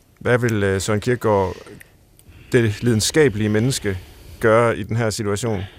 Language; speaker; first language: Danish; native; Danish